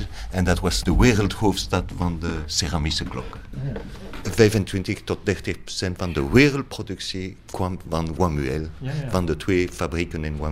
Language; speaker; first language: Dutch; non-native, learner; French